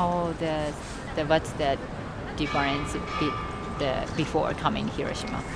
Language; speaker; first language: English; non-native, learner; Japanese